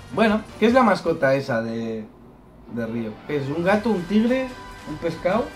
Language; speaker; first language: Spanish; native; Spanish